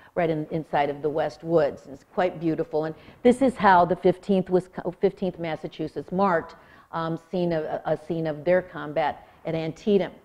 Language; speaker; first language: English; native; English